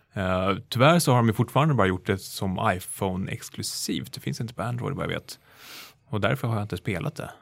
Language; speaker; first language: Swedish; native; Swedish